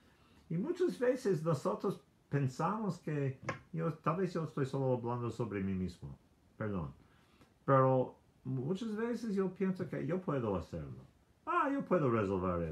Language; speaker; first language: Spanish; non-native, learner; English